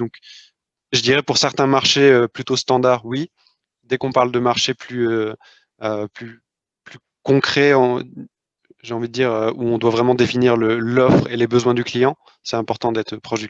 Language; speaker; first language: French; native; French